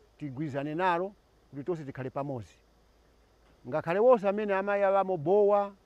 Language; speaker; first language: Nyanja; non-native, local second language; Tumbuka